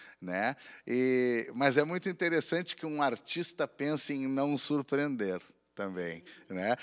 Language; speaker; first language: Portuguese; native; Portuguese